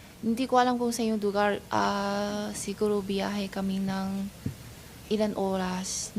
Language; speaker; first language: Filipino; non-native, local second language; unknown